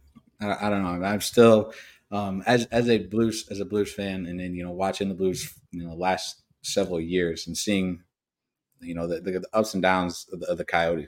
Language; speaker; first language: English; native; English